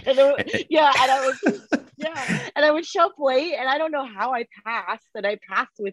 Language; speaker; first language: English; non-native, fluent; Chinese